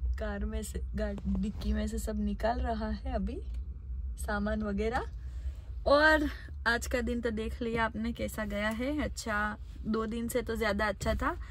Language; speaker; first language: Hindi; non-native, local second language; Gujarati